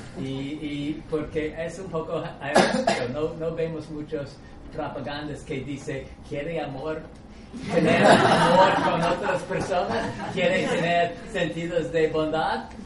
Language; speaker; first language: Spanish; non-native, fluent; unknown